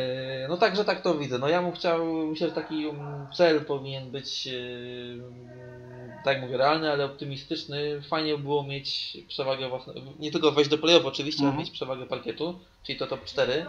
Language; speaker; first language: Polish; native; Polish